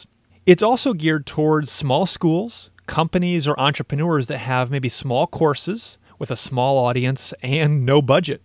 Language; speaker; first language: English; native; English